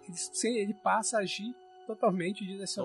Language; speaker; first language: Portuguese; native; Portuguese